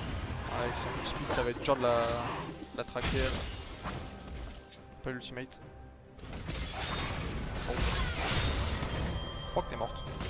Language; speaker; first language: French; native; French